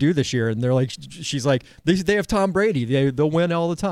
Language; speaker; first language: English; native; English